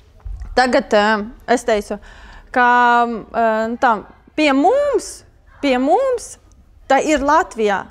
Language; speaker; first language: Latvian; non-native, learner; Ukrainian